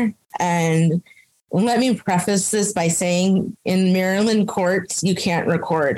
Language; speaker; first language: English; native; English